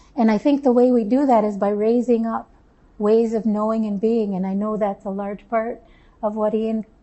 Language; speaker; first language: English; native; English